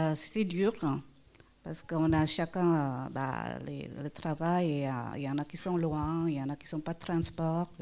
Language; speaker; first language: French; non-native, fluent; Indonesian